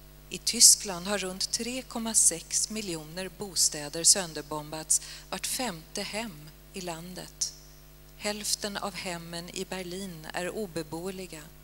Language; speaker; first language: Swedish; native; Swedish